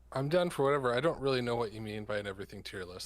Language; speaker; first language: English; native; English